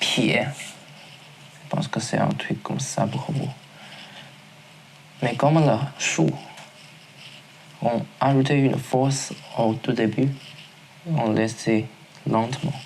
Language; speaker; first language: French; non-native, learner; Chinese